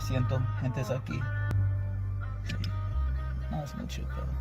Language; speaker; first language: Spanish; early bilingual, heritage; English